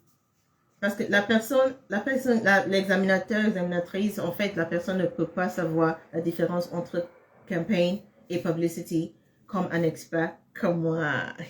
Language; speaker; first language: French; non-native, fluent; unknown